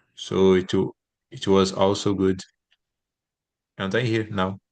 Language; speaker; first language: English; non-native, learner; Portuguese